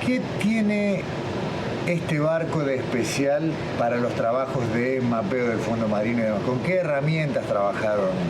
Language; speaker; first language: Spanish; native; Spanish